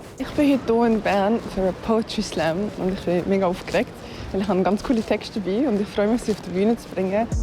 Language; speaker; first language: German; early bilingual, other home language; Arabic